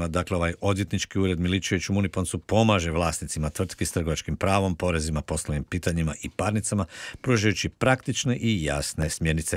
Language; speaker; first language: Croatian; native; Croatian